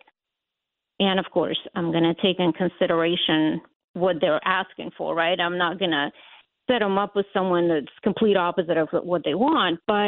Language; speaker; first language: English; non-native, fluent; Latvian